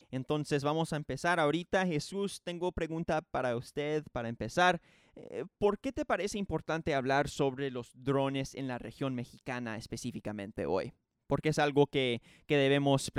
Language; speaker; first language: Spanish; non-native, fluent; English